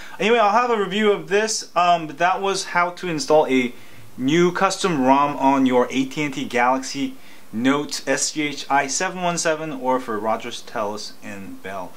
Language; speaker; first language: English; native; English